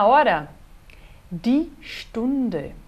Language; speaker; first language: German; non-native, fluent; Portuguese